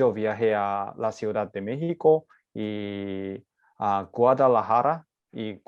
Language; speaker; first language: Spanish; non-native, learner; Japanese